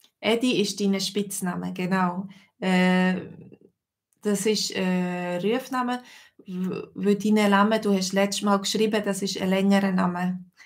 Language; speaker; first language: German; native; German